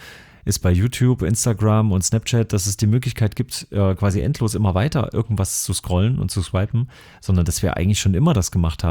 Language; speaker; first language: German; native; German